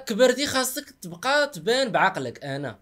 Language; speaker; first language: Arabic; native; Arabic